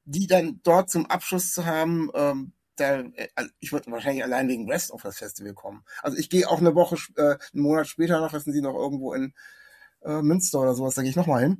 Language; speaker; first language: German; native; German